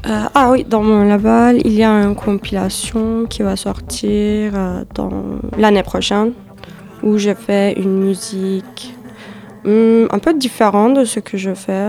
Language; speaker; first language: French; non-native, fluent; Turkish